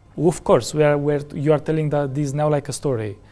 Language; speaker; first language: English; non-native, fluent; Romanian